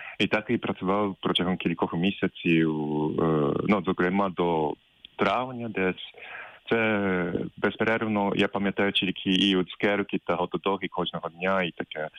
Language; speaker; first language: Ukrainian; non-native, fluent; Japanese